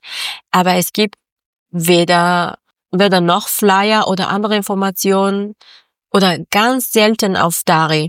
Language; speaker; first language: German; non-native, learner; Persian